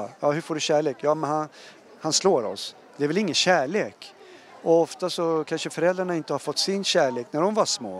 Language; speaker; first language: Swedish; early bilingual, other home language; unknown